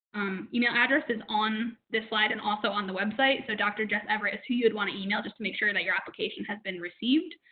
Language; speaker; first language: English; native; English